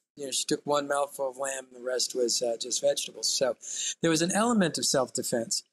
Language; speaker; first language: English; native; English